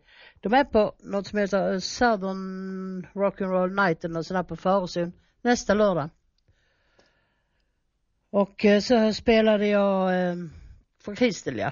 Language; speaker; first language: Swedish; native; Swedish